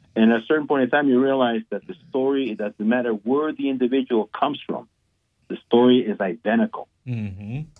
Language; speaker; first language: English; non-native, fluent; Spanish